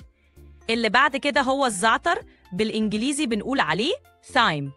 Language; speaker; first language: Arabic; native; Arabic